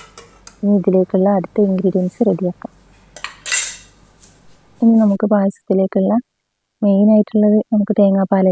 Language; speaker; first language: Malayalam; native; Malayalam